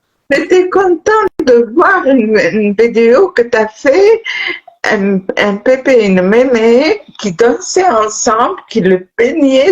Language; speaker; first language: French; non-native, local second language; Arabic